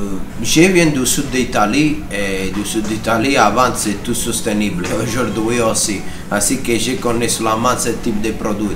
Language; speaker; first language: French; non-native, fluent; Italian